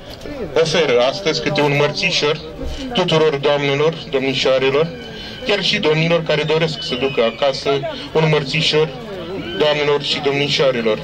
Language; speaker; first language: Romanian; native; Romanian